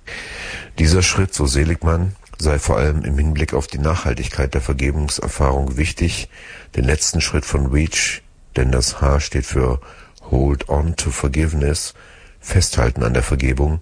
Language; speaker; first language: German; native; German